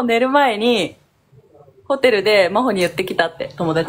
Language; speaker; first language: Japanese; native; Japanese